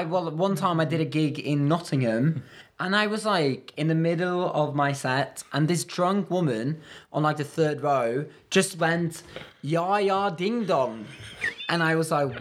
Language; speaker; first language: English; non-native, fluent; Norwegian